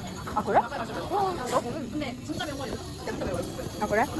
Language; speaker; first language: Korean; non-native, learner; Japanese